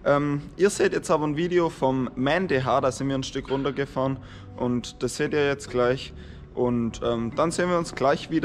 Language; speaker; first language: German; native; German